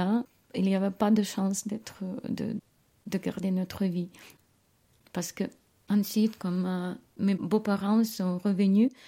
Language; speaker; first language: French; non-native, learner; Ukrainian